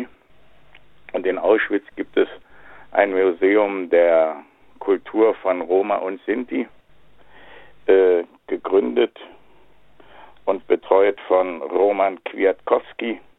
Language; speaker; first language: German; native; German